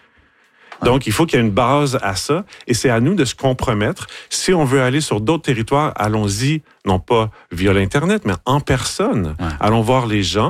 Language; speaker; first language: French; native; French